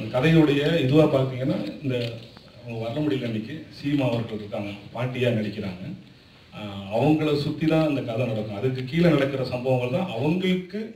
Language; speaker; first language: Tamil; native; Tamil